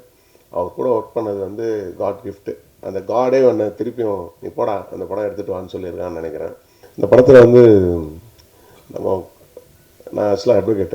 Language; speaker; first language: Tamil; native; Tamil